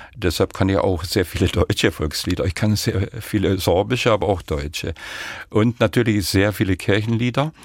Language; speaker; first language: German; non-native, local second language; Upper Sorbian